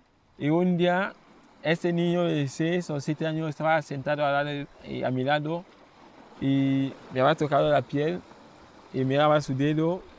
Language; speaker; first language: Spanish; non-native, fluent; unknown